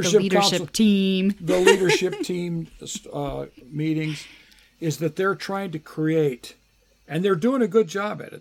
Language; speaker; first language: English; native; English